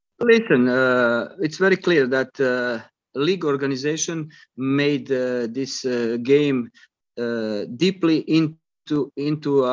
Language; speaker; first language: English; non-native, fluent; Croatian